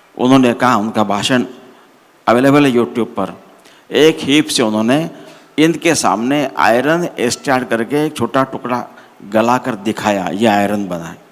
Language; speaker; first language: Hindi; non-native, local second language; Marathi